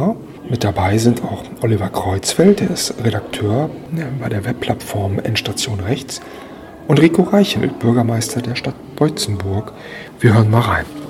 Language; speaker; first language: German; native; German